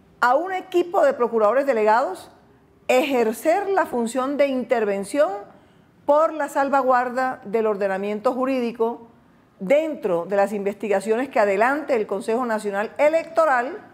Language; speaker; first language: Spanish; native; Spanish